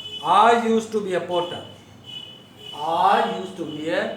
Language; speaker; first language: English; non-native, local second language; Gujarati